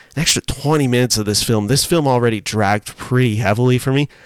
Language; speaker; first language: English; early bilingual, other home language; Spanish